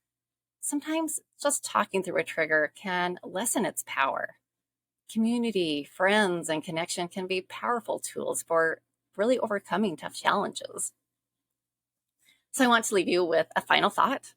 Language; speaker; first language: English; native; English